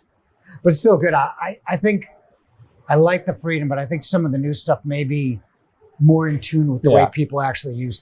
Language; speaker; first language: English; native; English